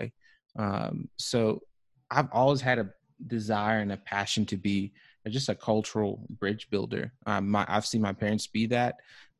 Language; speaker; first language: English; early bilingual, other home language; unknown